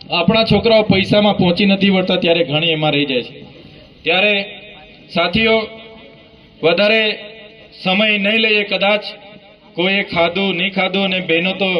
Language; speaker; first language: Gujarati; non-native, local second language; Bhili